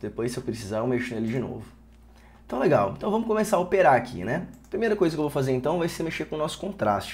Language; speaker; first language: Portuguese; native; Portuguese